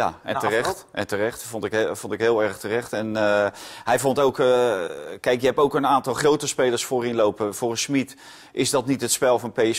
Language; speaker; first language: Dutch; native; Dutch